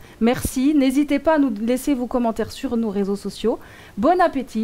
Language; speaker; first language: French; native; French